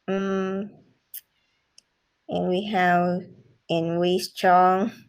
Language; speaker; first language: English; non-native, learner; Vietnamese